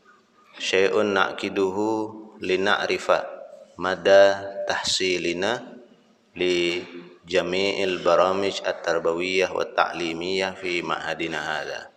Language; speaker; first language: Arabic; non-native, fluent; Indonesian